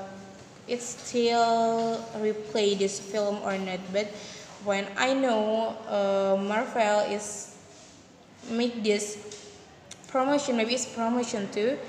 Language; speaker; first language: English; non-native, learner; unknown